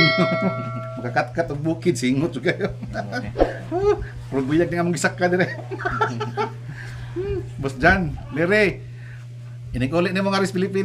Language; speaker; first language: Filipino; non-native, local second language; Cebuano